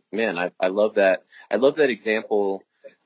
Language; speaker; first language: English; native; English